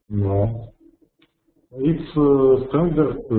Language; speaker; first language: English; non-native, learner; Russian